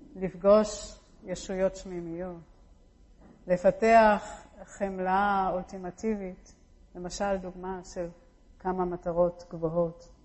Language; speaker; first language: Hebrew; early bilingual, other home language; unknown